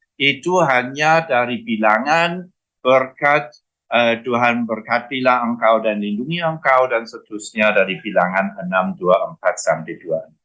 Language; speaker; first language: Indonesian; non-native, fluent; German